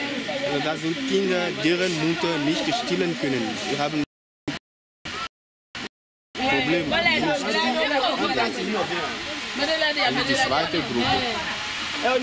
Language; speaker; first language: German; non-native, fluent; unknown